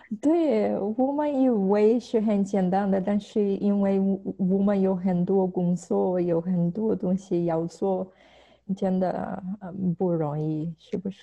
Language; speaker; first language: Chinese; non-native, fluent; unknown